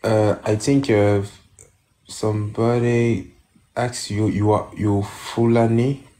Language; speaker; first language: English; non-native, learner; French